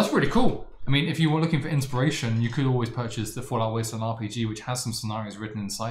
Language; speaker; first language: English; native; English